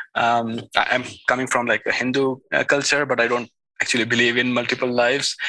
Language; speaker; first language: English; non-native, local second language; Hindi